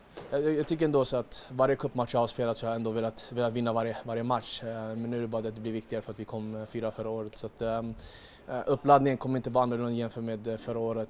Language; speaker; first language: Swedish; native; Swedish